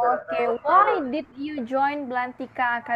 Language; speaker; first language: English; non-native, fluent; Indonesian